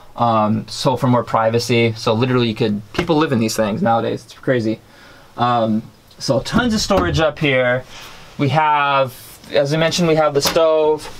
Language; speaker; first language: English; native; English